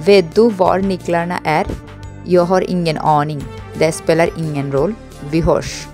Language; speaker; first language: Swedish; non-native, fluent; Bangla